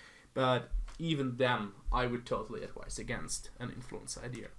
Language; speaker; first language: English; non-native, fluent; German